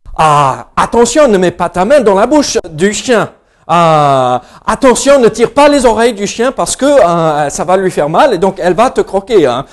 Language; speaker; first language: French; non-native, fluent; English